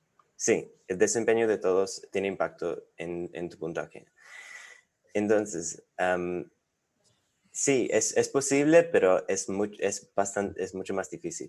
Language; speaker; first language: Spanish; non-native, fluent; English